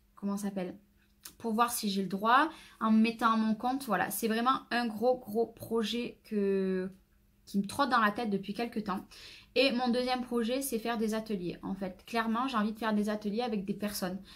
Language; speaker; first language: French; native; French